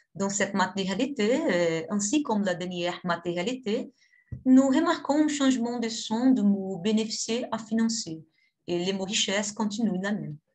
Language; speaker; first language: French; non-native, fluent; Portuguese